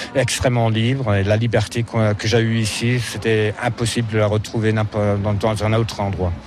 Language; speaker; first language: French; non-native, fluent; German